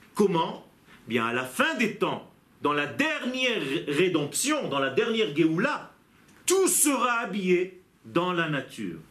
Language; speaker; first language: French; non-native, fluent; Hebrew